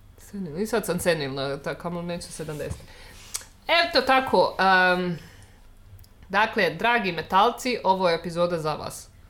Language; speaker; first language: Bosnian; native; Bosnian